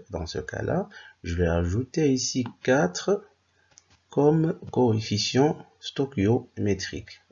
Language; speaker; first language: French; non-native, local second language; Arabic